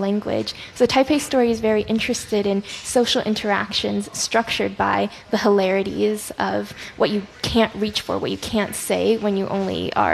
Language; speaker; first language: English; non-native, local second language; Chinese